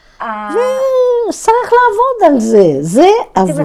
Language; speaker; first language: Hebrew; non-native, fluent; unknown